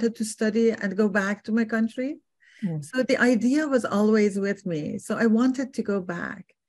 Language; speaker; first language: English; non-native, fluent; Persian